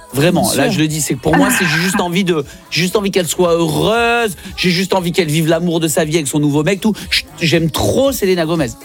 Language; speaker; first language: French; native; French